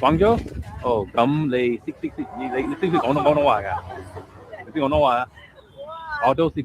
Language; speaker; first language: Cantonese; non-native, learner; English